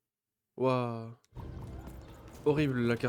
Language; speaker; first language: French; native; French